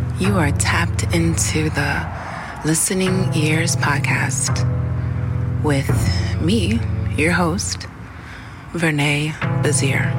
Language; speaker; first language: English; native; English